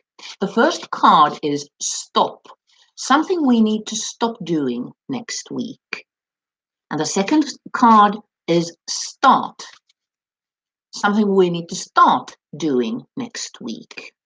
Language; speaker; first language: English; non-native, fluent; Finnish